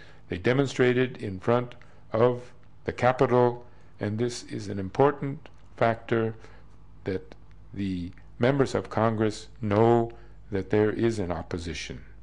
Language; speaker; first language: English; native; English